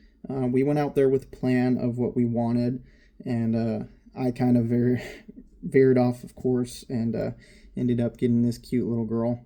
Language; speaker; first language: English; native; English